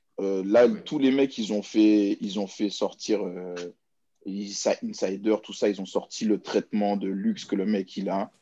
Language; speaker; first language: French; native; French